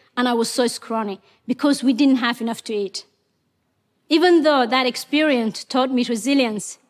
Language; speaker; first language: English; non-native, fluent; Somali